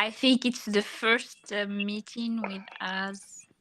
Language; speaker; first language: English; non-native, learner; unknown